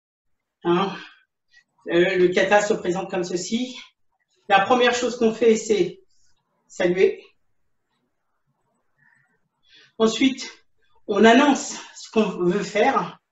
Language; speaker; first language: French; native; French